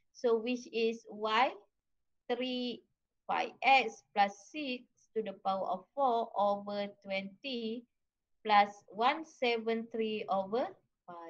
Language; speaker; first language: English; non-native, local second language; Malay